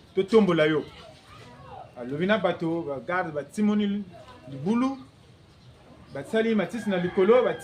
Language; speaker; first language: Lingala; non-native, local second language; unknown